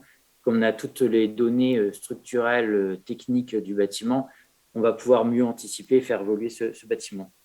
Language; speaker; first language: French; native; French